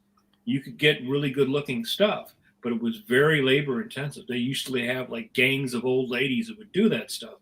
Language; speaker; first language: English; native; English